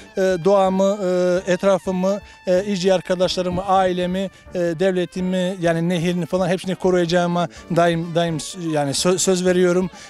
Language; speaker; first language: Turkish; non-native, fluent; Bosnian